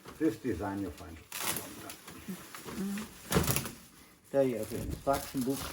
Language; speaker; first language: English; non-native, learner; Swedish